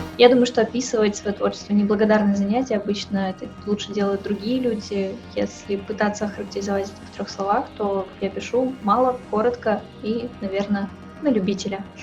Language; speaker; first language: Russian; native; Russian